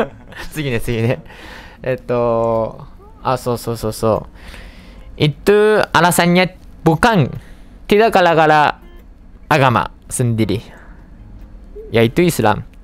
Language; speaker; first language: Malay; non-native, fluent; Japanese